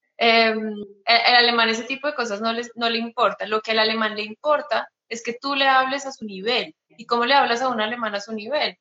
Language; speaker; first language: Spanish; native; Spanish